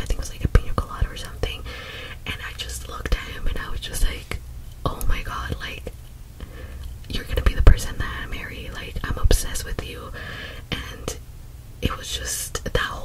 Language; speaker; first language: English; early bilingual, other home language; Spanish